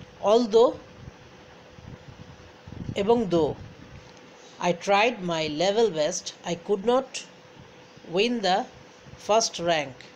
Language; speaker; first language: English; non-native, local second language; Bangla